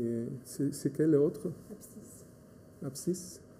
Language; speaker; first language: French; non-native, fluent; Portuguese